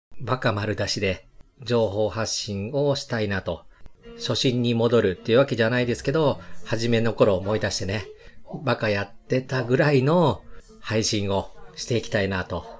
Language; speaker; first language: Japanese; native; Japanese